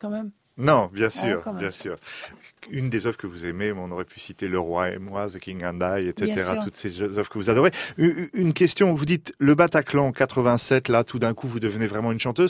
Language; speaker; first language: French; native; French